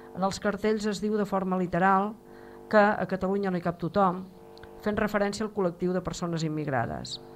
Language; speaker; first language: Catalan; native; Catalan